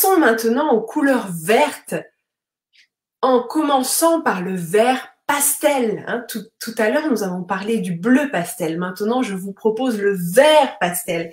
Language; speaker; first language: French; native; French